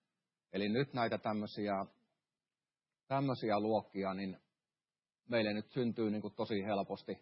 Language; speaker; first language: Finnish; native; Finnish